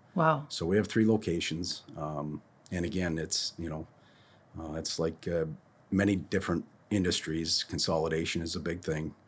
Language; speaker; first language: English; native; English